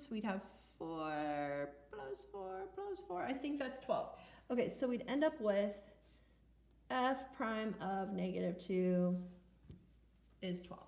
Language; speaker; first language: English; native; English